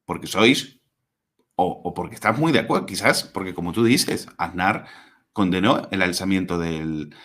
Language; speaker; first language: Spanish; native; Spanish